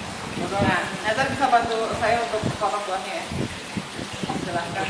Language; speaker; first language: Indonesian; native; Indonesian